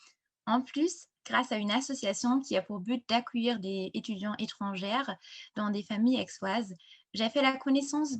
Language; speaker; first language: French; non-native, fluent; German